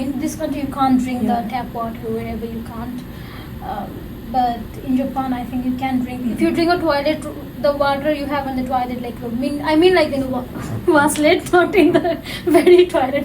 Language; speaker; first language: English; non-native, fluent; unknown